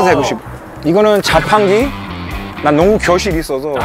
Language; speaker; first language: Korean; non-native, learner; English